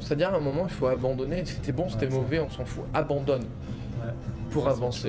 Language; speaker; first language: French; native; French